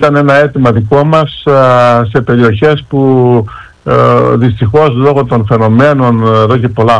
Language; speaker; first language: Greek; native; Greek